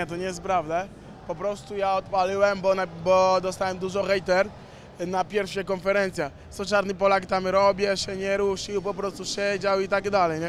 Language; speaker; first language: Polish; non-native, learner; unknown